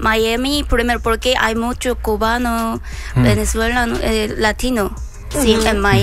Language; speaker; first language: Spanish; non-native, learner; Korean